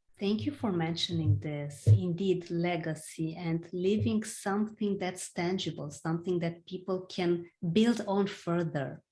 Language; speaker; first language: English; non-native, fluent; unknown